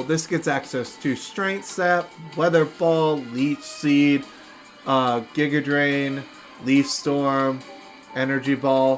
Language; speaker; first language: English; native; English